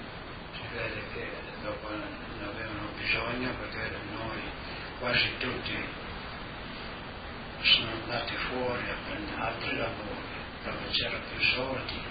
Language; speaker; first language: Italian; non-native, local second language; Slovenian